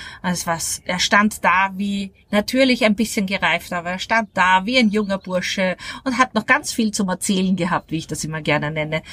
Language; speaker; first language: German; native; German